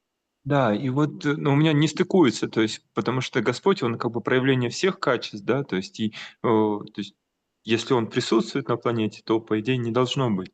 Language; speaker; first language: Russian; native; Russian